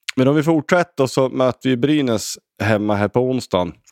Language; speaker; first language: Swedish; native; Swedish